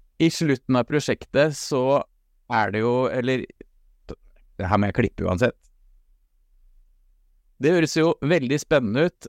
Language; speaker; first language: Norwegian; native; Norwegian